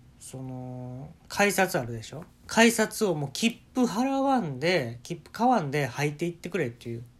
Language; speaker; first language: Japanese; native; Japanese